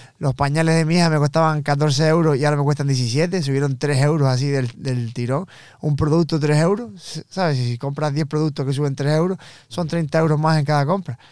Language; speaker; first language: Spanish; native; Spanish